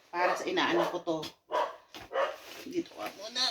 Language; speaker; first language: Filipino; native; Filipino